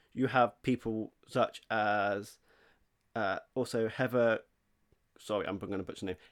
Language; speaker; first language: English; native; English